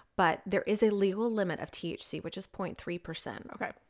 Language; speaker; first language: English; native; English